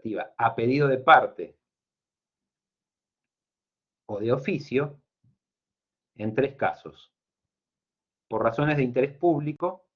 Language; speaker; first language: Spanish; native; Spanish